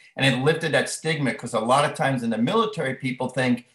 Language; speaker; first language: English; native; English